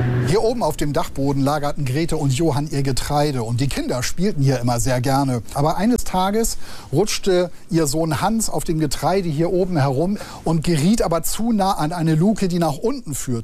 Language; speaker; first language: German; native; German